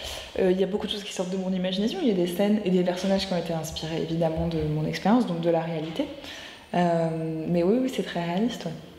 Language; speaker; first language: French; native; French